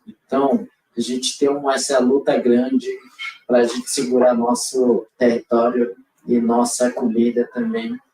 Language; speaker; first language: Portuguese; non-native, local second language; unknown